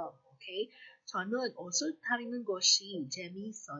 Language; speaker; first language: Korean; non-native, fluent; Filipino